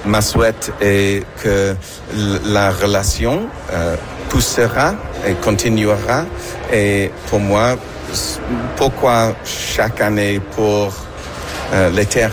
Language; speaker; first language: French; non-native, learner; English